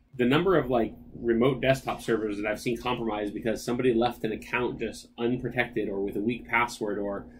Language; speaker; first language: English; native; English